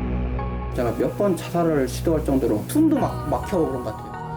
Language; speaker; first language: Korean; native; Korean